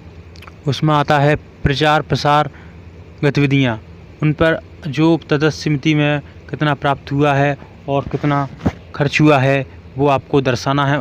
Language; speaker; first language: Hindi; native; Hindi